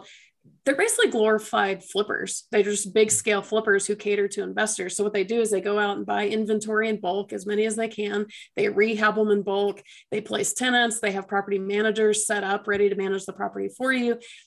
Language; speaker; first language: English; native; English